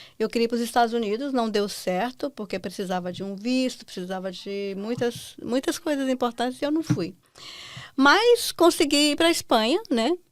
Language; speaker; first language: Portuguese; native; Portuguese